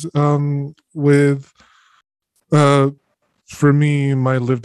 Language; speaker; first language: English; non-native, local second language; Filipino